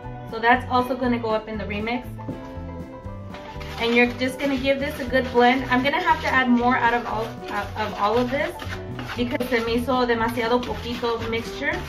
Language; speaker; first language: English; early bilingual, other home language; Spanish